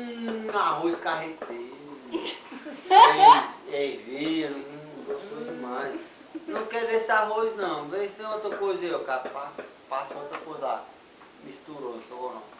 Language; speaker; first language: Portuguese; native; Portuguese